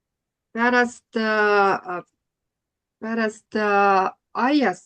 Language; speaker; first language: Estonian; non-native, learner; Russian